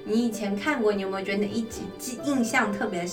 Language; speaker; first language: Chinese; native; Chinese